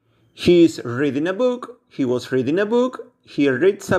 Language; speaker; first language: English; non-native, fluent; Spanish